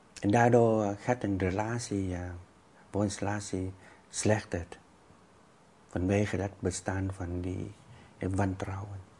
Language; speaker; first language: Dutch; non-native, fluent; Vietnamese